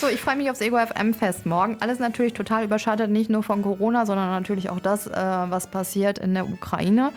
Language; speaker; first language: German; native; German